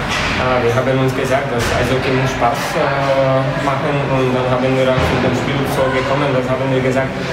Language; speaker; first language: German; non-native, fluent; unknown